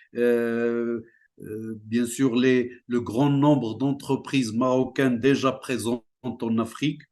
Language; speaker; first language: French; non-native, local second language; Central Atlas Tamazight